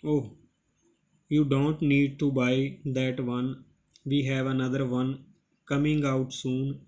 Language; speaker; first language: English; non-native, local second language; Punjabi